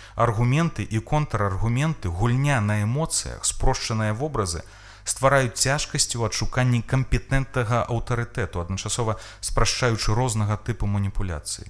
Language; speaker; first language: Belarusian; native; Belarusian